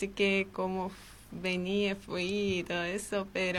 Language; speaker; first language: Spanish; non-native, fluent; Armenian